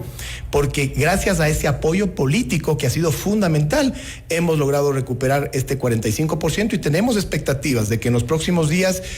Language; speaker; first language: Spanish; native; Spanish